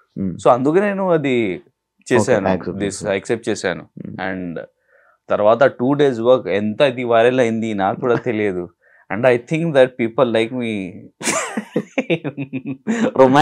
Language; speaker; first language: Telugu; non-native, learner; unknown